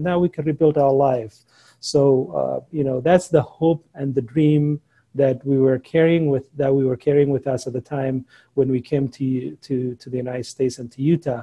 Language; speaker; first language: English; non-native, fluent; Somali